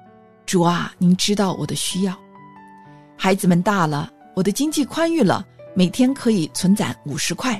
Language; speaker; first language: Chinese; native; Chinese